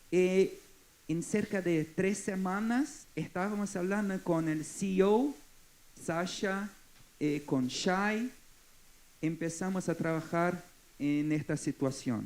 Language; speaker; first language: Spanish; non-native, fluent; Portuguese